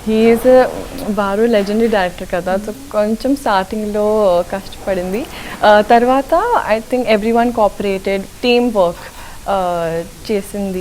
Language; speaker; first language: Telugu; non-native, local second language; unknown